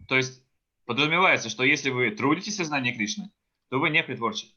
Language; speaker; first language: Russian; native; Russian